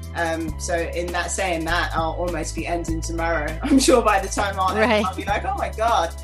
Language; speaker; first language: English; native; English